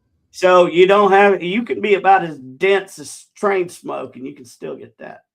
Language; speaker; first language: English; native; English